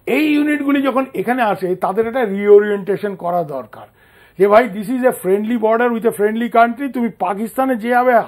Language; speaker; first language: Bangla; native; Bangla